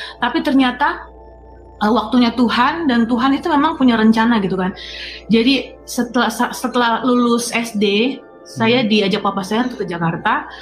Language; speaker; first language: Indonesian; native; Indonesian